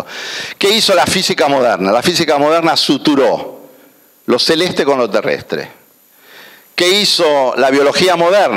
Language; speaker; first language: Spanish; native; Spanish